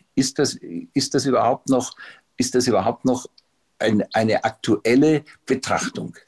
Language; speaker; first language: German; native; German